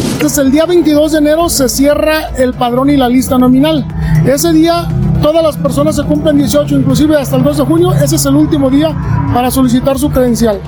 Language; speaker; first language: Spanish; native; Spanish